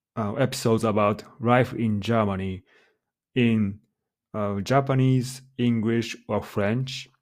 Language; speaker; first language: English; non-native, fluent; Japanese